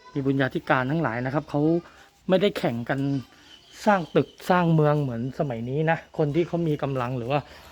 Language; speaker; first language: Thai; native; Thai